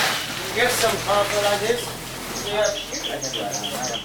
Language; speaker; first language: English; non-native, fluent; Vietnamese